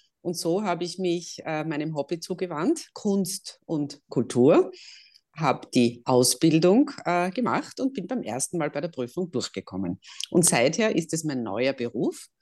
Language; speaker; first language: German; native; German